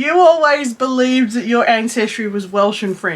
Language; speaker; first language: English; native; English